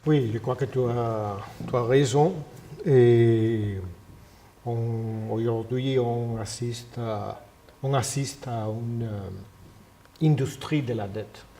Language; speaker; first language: French; non-native, fluent; Spanish